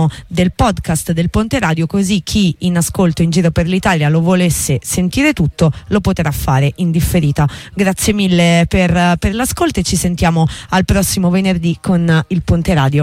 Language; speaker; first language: Italian; native; Italian